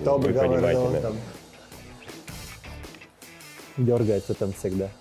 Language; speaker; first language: Russian; non-native, learner; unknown